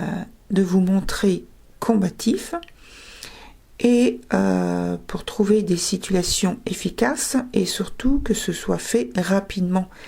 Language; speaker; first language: French; native; French